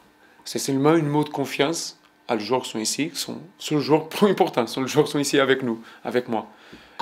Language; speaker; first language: French; non-native, fluent; Portuguese